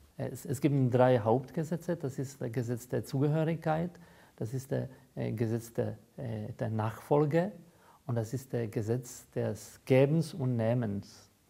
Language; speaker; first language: German; non-native, fluent; Czech